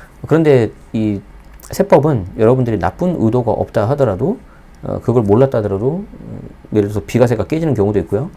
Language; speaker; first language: Korean; native; Korean